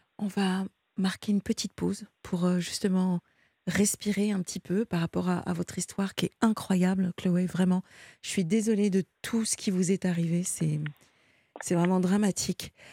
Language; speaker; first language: French; native; French